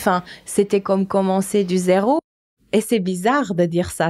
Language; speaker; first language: French; non-native, fluent; Portuguese